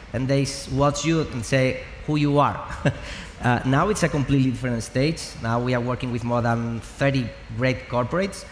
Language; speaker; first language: English; non-native, learner; Spanish